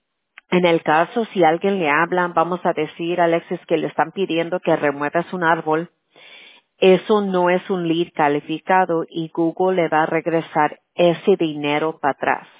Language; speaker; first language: Spanish; early bilingual, heritage; Spanish